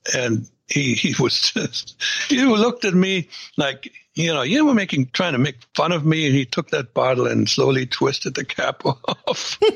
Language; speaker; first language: English; non-native, fluent; German